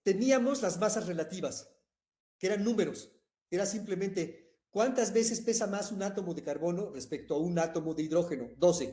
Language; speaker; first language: Spanish; native; Spanish